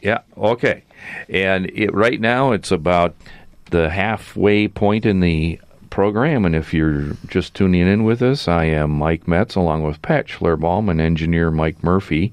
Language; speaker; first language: English; native; English